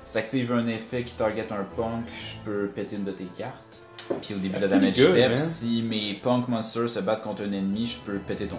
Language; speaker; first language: French; native; French